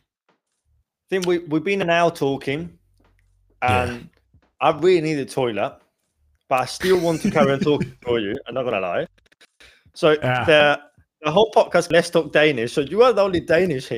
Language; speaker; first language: English; non-native, fluent; Spanish